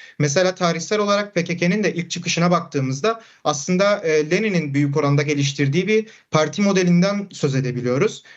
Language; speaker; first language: Turkish; non-native, local second language; Kurdish